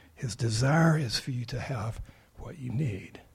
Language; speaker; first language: English; native; English